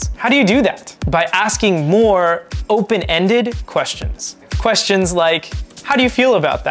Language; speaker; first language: English; native; English